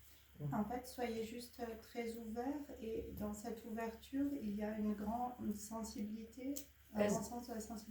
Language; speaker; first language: French; native; French